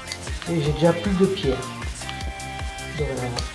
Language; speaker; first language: French; native; French